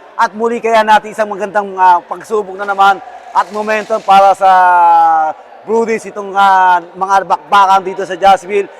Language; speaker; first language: Filipino; non-native, local second language; Cebuano